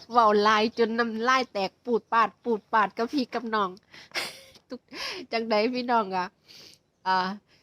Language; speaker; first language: Thai; native; Thai